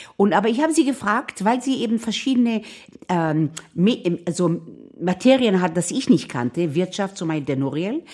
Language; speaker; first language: German; non-native, fluent; Hebrew